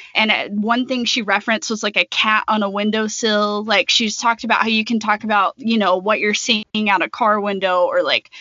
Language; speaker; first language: English; native; English